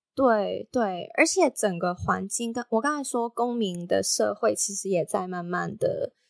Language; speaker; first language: Chinese; non-native, local second language; Cantonese